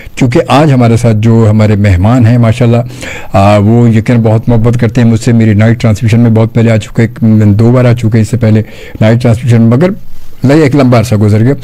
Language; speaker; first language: Urdu; native; Urdu